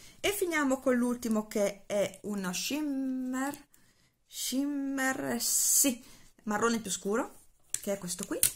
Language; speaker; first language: Italian; native; Italian